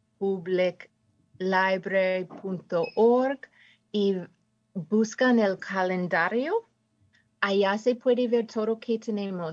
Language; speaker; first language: Spanish; non-native, fluent; English